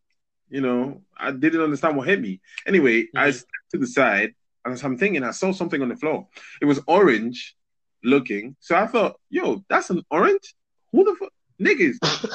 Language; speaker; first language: English; non-native, fluent; Spanish